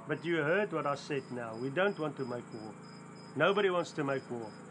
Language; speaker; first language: English; non-native, fluent; Afrikaans